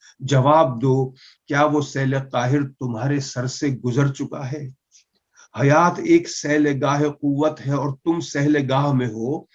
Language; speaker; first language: Urdu; non-native, local second language; Punjabi